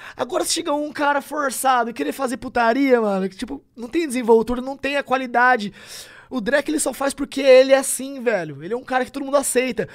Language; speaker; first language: Portuguese; native; Portuguese